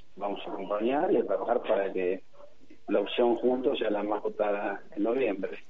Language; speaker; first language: Spanish; native; Spanish